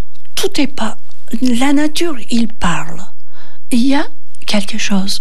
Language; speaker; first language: French; non-native, fluent; Turkish